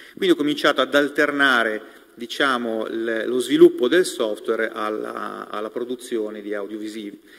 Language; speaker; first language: Italian; native; Italian